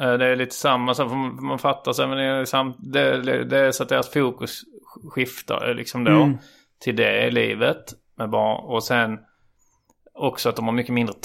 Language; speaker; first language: Swedish; native; Swedish